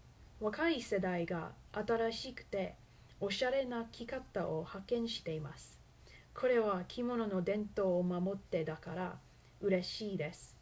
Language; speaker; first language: Japanese; non-native, learner; English